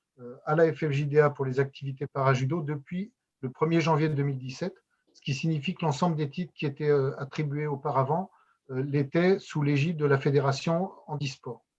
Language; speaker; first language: French; native; French